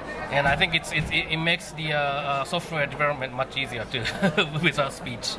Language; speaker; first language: English; non-native, fluent; Japanese